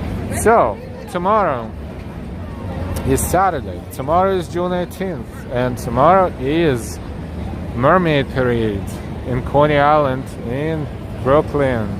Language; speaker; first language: English; non-native, fluent; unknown